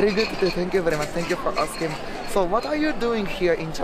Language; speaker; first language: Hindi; non-native, fluent; Japanese